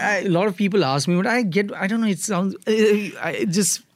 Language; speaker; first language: English; non-native, local second language; Gujarati